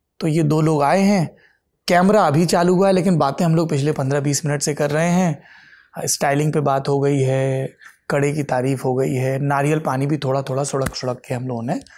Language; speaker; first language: Hindi; native; Hindi